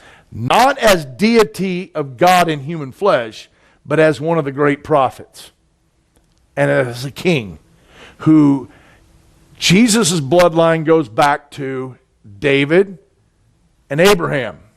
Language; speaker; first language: English; native; English